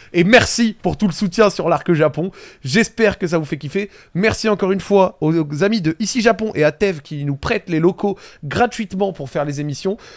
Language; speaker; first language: French; native; French